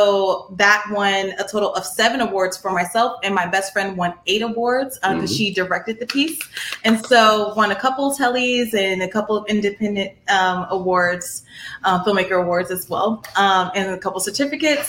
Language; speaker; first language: English; native; English